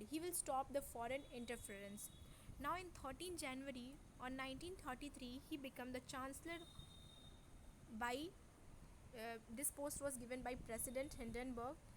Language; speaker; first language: English; non-native, local second language; Hindi